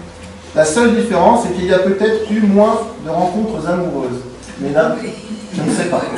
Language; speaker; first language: French; native; French